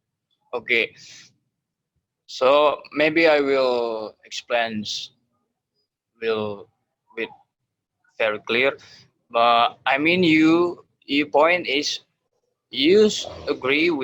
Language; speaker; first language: English; non-native, learner; Indonesian